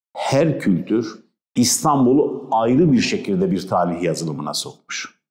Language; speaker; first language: Turkish; non-native, local second language; Kurdish